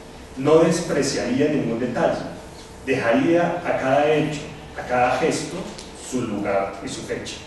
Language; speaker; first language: Spanish; native; Spanish